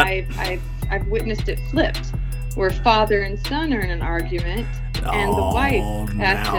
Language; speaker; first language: English; non-native, local second language; Filipino